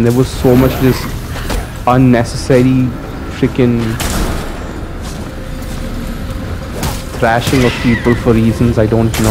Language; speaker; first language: English; native; English